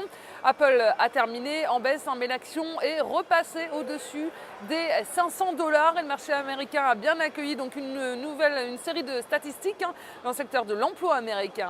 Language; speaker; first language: French; native; French